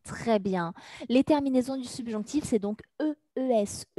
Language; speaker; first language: French; native; French